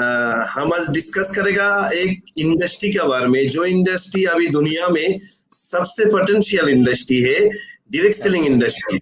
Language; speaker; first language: Hindi; non-native, fluent; Bangla